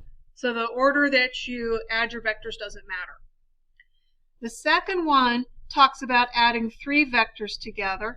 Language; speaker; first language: English; native; English